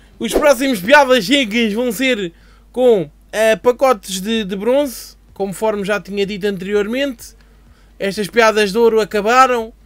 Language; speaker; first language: Portuguese; native; Portuguese